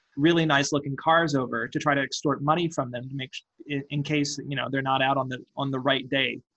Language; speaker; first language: English; native; English